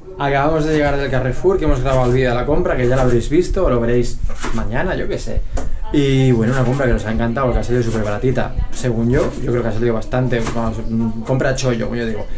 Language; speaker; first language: Spanish; native; Spanish